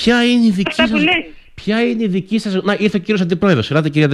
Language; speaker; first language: Greek; native; Greek